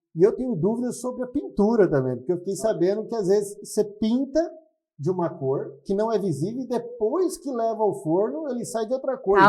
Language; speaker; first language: Portuguese; native; Portuguese